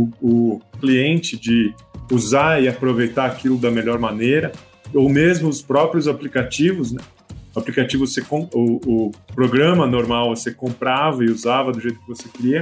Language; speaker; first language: Portuguese; native; Portuguese